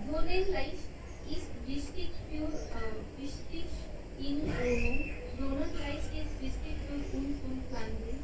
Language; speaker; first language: German; non-native, learner; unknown